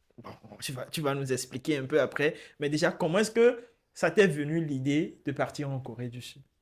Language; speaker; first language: French; native; French